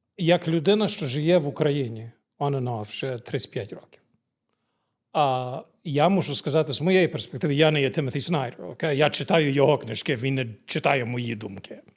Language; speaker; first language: Ukrainian; early bilingual, heritage; Ukrainian